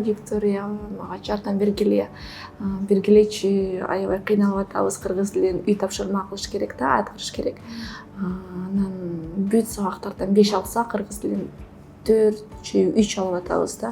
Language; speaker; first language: Kyrgyz; non-native, fluent; Russian